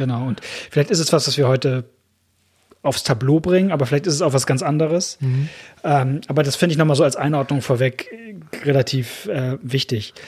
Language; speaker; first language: German; native; German